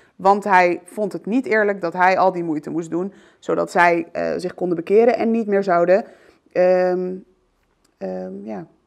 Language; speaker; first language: Dutch; early bilingual, other home language; Arabic